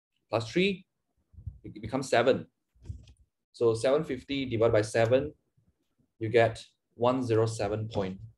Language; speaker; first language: English; non-native, local second language; Chinese